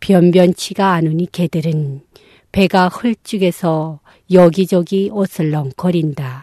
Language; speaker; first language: Korean; non-native, local second language; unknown